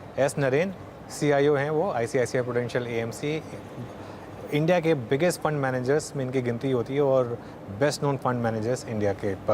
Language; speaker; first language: Hindi; native; Hindi